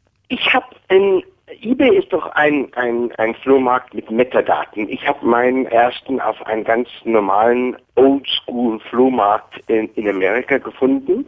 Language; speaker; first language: German; non-native, fluent; English